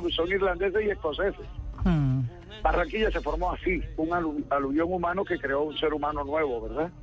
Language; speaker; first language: Spanish; native; Spanish